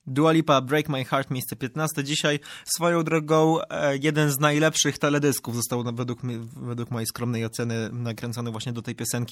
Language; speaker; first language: Polish; native; Polish